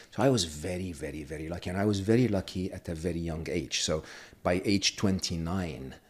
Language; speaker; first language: English; non-native, fluent; Arabic